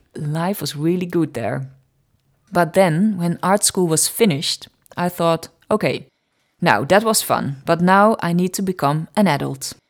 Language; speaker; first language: English; non-native, fluent; Dutch